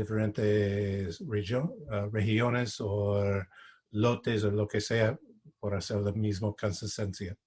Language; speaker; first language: Spanish; non-native, fluent; English